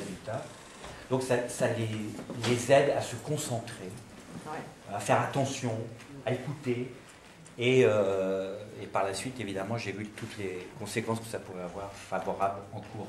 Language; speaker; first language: French; native; French